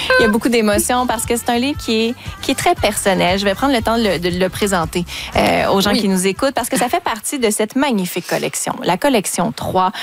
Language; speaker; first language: French; native; French